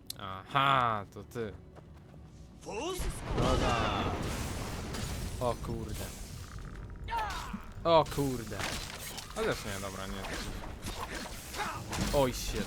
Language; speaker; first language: Polish; native; Polish